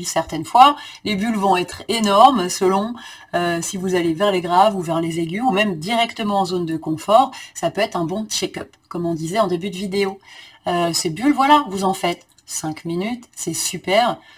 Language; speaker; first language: French; native; French